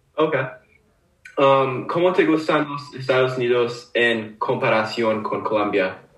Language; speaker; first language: Spanish; non-native, learner; English